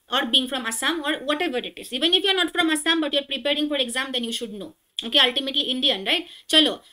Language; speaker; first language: Hindi; non-native, local second language; Assamese